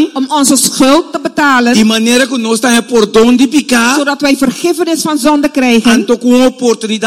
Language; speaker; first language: Dutch; non-native, local second language; Papiamento